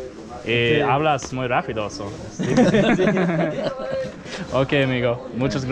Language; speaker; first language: Spanish; non-native, learner; English